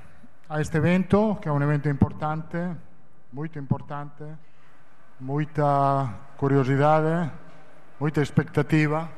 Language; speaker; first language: Portuguese; non-native, fluent; Italian